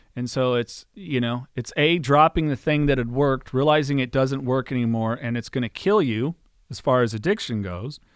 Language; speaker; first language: English; native; English